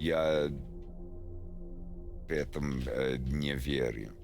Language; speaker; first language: Russian; non-native, learner; English